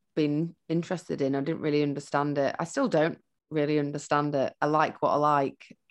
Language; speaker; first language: English; native; English